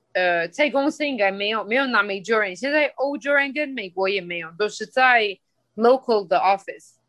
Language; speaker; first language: Chinese; non-native, fluent; Spanish